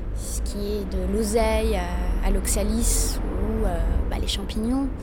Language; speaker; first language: French; non-native, local second language; Arabic